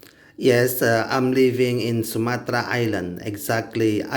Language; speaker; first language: English; non-native, learner; Indonesian